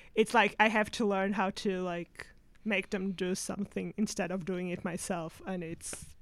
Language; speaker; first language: English; non-native, fluent; Spanish